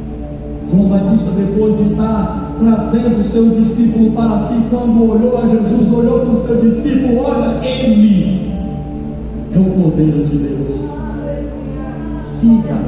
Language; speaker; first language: Portuguese; native; Portuguese